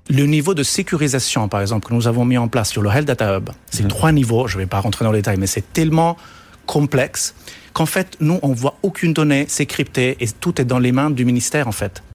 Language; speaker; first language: French; non-native, fluent; Italian